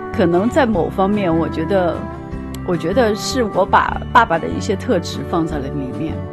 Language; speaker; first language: Chinese; native; Chinese